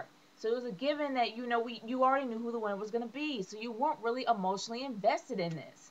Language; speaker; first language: English; native; English